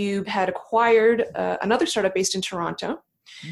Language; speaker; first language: English; native; English